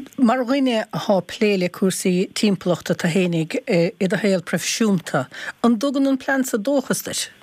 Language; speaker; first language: Irish; native; Irish